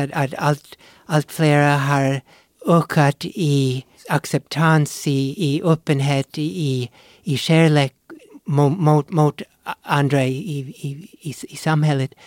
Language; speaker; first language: Swedish; non-native, fluent; English